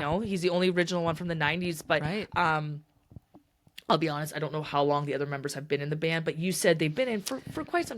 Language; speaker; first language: English; native; English